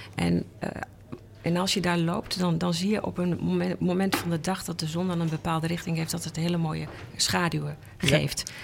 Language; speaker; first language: Dutch; native; Dutch